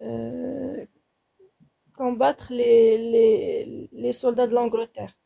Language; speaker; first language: French; non-native, fluent; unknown